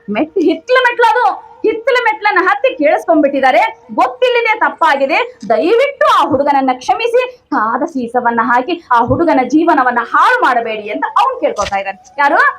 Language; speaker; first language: Kannada; non-native, local second language; Tamil